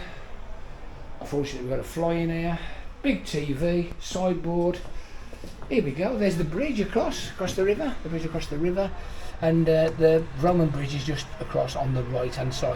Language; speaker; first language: English; native; English